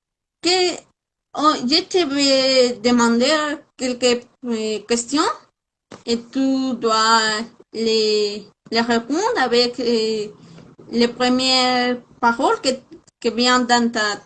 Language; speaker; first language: French; non-native, fluent; Spanish